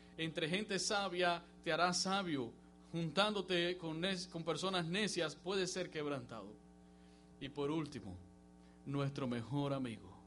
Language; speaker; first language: Spanish; native; Spanish